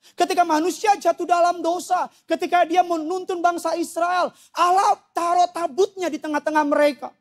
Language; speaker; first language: Indonesian; native; Indonesian